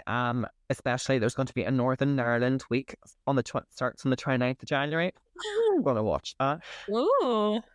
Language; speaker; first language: English; native; English